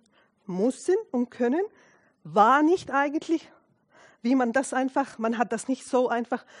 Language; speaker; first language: German; non-native, fluent; Arabic